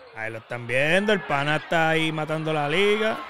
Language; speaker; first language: Spanish; native; Spanish